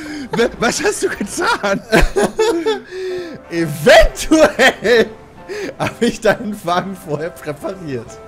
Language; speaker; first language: German; native; German